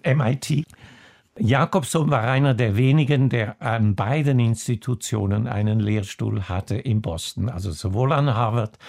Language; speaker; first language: German; non-native, local second language; Romansh